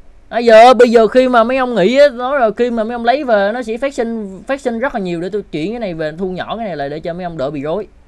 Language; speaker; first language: Vietnamese; native; Vietnamese